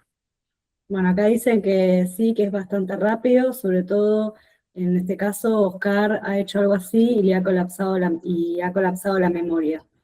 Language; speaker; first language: Spanish; native; Spanish